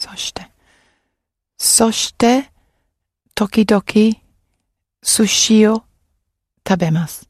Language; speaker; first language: Japanese; non-native, learner; English